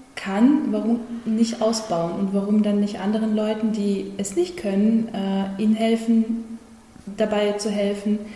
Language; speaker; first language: German; early bilingual, other home language; Russian